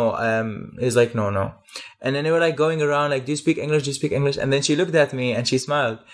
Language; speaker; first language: English; non-native, fluent; Arabic